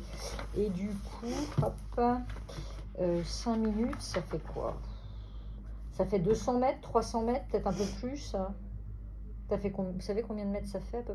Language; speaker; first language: French; native; French